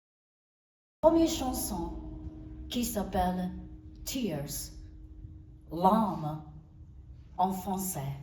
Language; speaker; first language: French; non-native, learner; Burmese